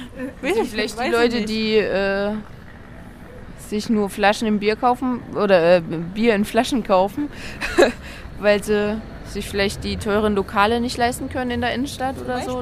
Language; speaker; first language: German; native; German